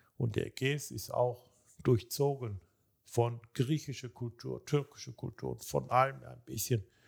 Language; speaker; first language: German; early bilingual, other home language; Turkish